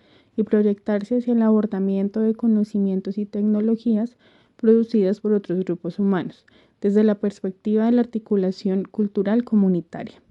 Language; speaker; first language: Spanish; native; Spanish